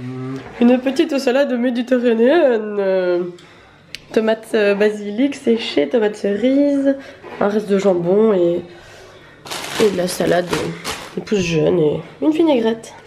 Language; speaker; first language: French; native; French